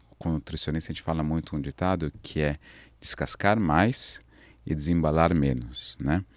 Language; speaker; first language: Portuguese; native; Portuguese